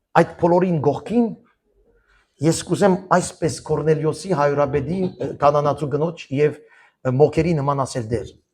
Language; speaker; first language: Armenian; early bilingual, heritage; Armenian